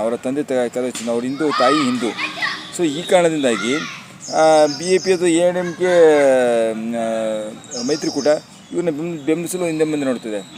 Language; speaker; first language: Kannada; native; Kannada